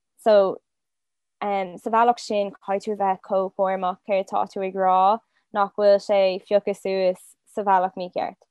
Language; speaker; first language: Irish; non-native, local second language; English